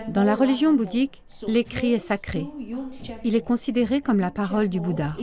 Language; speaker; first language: French; native; French